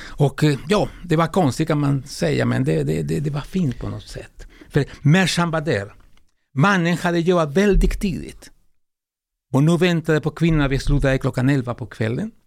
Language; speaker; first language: Swedish; non-native, fluent; Spanish